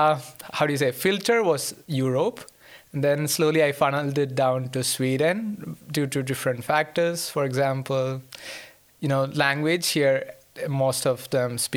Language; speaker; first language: English; non-native, local second language; Malayalam